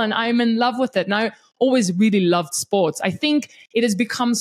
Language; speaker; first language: English; non-native, local second language; Afrikaans